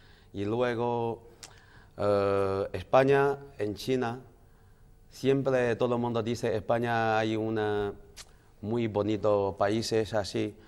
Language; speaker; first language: Spanish; non-native, learner; Chinese